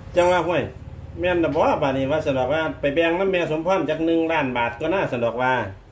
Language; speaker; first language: Thai; native; Thai